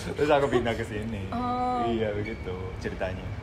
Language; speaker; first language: Indonesian; non-native, fluent; Japanese